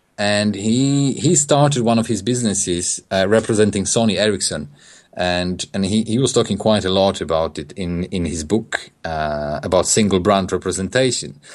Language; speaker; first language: English; non-native, fluent; Polish